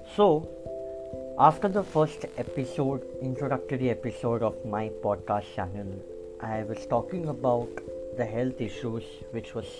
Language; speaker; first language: English; non-native, local second language; Bangla